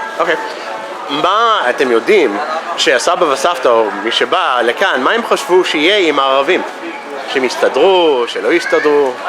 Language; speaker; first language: Hebrew; non-native, fluent; English